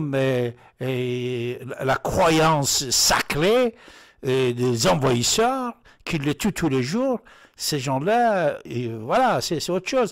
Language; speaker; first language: French; non-native, fluent; Persian